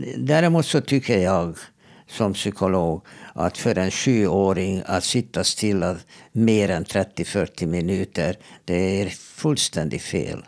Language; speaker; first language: Swedish; non-native, fluent; Hungarian